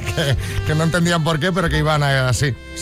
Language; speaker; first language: Spanish; native; Spanish